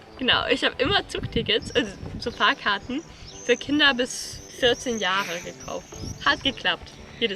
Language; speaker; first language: German; non-native, fluent; Swedish